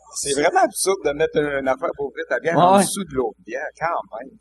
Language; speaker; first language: French; native; French